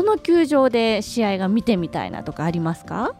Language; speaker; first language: Japanese; native; Japanese